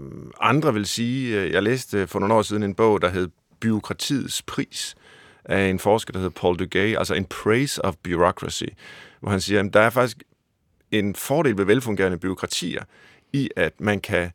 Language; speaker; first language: Danish; native; Danish